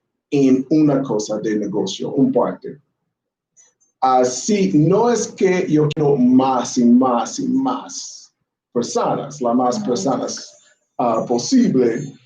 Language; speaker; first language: Spanish; non-native, learner; English